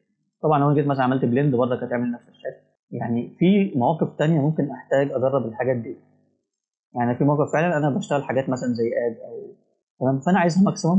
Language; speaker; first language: Arabic; native; Arabic